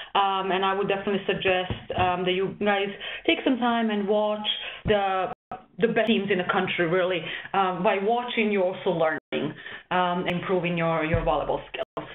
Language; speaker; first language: English; non-native, fluent; Serbian